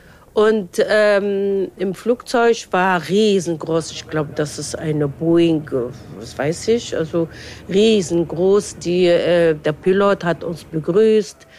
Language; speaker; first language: German; non-native, fluent; Arabic